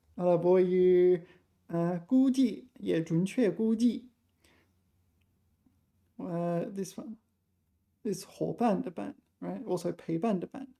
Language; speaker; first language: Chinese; non-native, learner; English